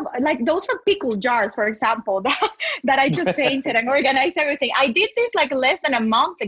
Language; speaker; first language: English; non-native, fluent; Spanish